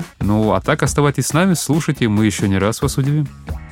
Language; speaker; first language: Russian; native; Russian